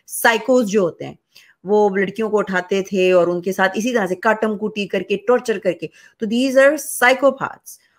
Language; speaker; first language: Urdu; native; Urdu